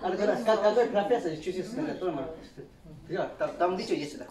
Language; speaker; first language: Russian; non-native, learner; Chinese